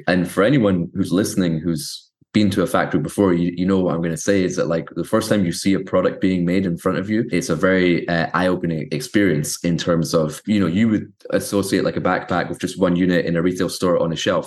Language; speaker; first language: English; native; English